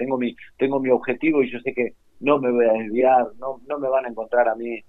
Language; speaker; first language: Spanish; native; Spanish